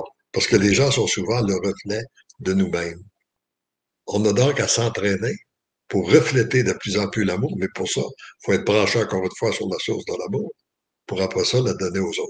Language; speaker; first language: French; native; French